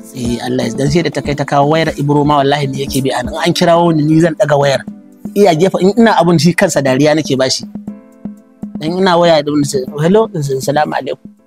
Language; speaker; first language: Hausa; native; Hausa